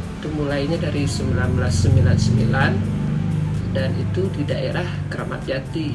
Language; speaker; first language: Indonesian; non-native, local second language; Minangkabau